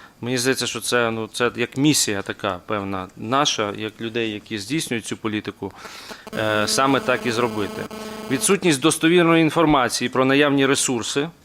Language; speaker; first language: Ukrainian; native; Ukrainian